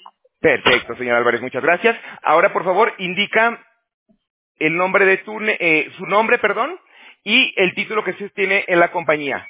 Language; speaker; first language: Spanish; native; Spanish